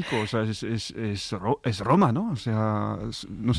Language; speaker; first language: Spanish; non-native, fluent; German